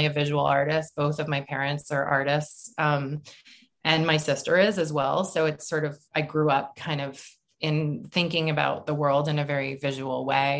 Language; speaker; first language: English; native; English